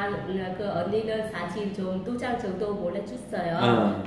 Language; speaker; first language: Korean; non-native, learner; Vietnamese